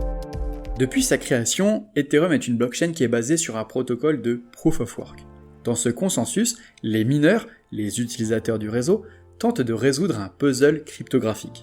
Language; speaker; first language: French; native; French